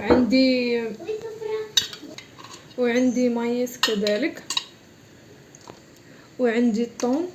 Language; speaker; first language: Arabic; native; Arabic